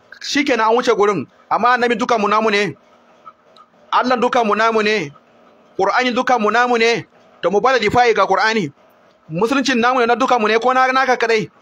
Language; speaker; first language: Hausa; non-native, local second language; Kanuri